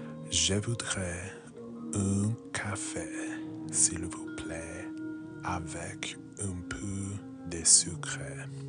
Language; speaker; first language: French; non-native, learner; English